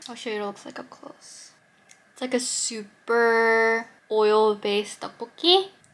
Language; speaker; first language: English; early bilingual, other home language; Korean